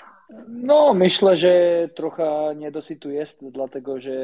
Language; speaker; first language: Polish; non-native, learner; Slovak